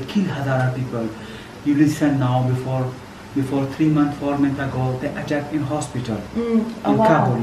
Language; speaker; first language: English; non-native, learner; Persian